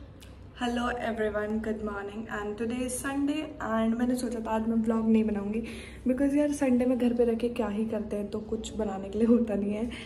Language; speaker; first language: Hindi; native; Hindi